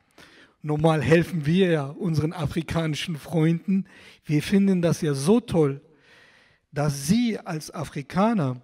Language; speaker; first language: German; non-native, fluent; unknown